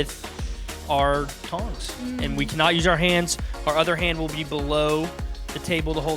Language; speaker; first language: English; native; English